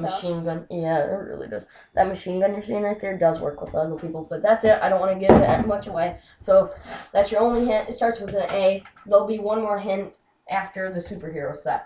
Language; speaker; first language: English; native; English